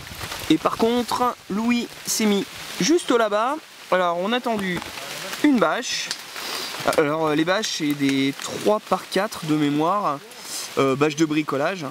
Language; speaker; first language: French; native; French